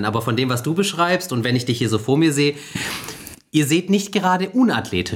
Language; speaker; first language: German; native; German